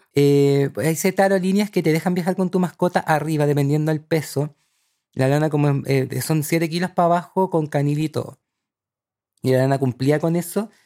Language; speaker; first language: Spanish; native; Spanish